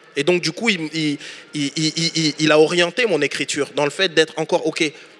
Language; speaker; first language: French; native; French